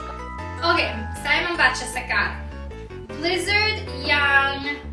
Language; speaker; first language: Indonesian; non-native, learner; English